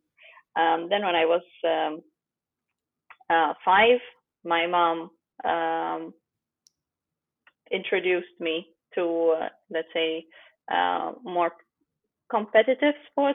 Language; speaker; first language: English; non-native, fluent; Ukrainian